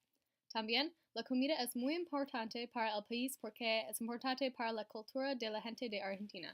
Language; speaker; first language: Spanish; non-native, learner; English